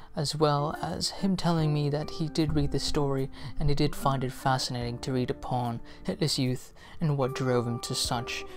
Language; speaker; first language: English; early bilingual, other home language; Spanish